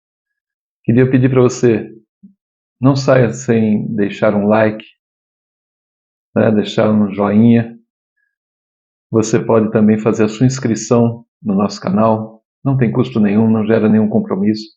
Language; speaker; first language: Portuguese; native; Portuguese